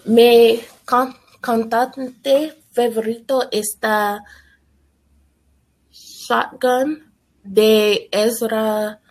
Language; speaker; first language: Spanish; non-native, learner; English